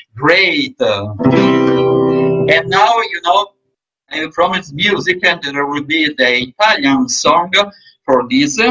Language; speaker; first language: English; non-native, fluent; Italian